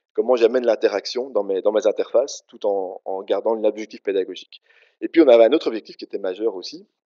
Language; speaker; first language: French; native; French